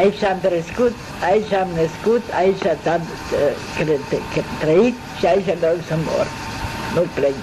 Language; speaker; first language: Romanian; non-native, local second language; German